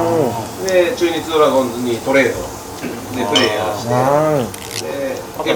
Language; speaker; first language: Japanese; native; Japanese